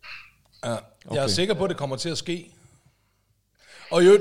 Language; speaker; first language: Danish; native; Danish